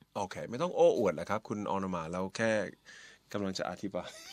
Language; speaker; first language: Thai; non-native, fluent; English